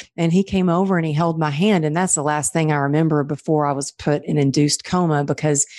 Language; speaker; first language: English; native; English